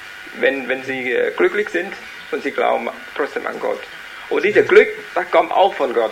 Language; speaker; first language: German; non-native, learner; Vietnamese